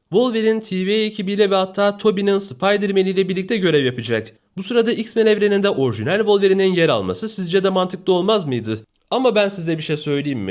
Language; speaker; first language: Turkish; native; Turkish